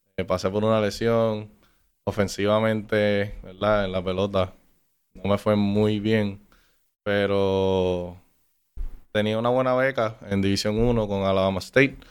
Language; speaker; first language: Spanish; native; Spanish